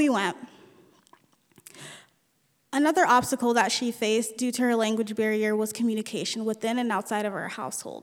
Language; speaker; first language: English; early bilingual, other home language; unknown